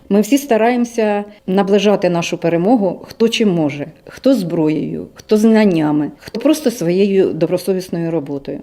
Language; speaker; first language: Ukrainian; native; Ukrainian